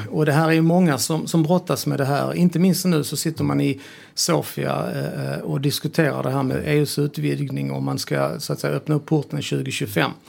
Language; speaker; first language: Swedish; early bilingual, other home language; Serbian